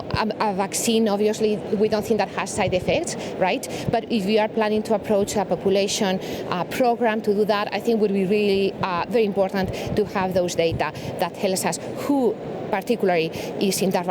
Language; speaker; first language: English; non-native, fluent; Spanish